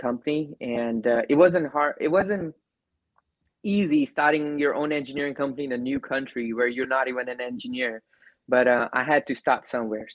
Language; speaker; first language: English; non-native, local second language; Gujarati